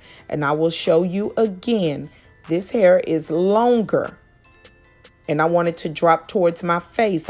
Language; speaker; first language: English; native; English